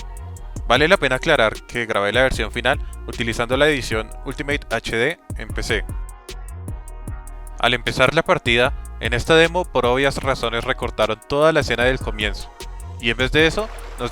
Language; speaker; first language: Spanish; native; Spanish